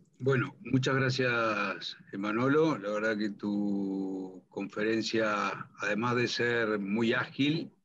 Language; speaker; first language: Spanish; native; Spanish